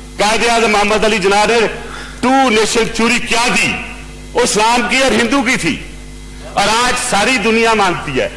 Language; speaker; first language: Urdu; non-native, local second language; Punjabi